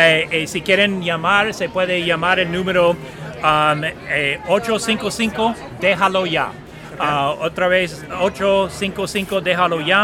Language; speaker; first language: Spanish; non-native, fluent; English